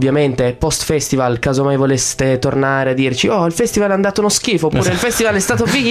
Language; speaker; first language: Italian; native; Italian